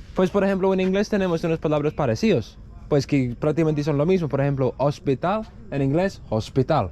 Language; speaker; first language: Spanish; non-native, fluent; English